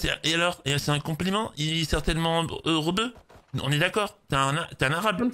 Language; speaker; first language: French; native; French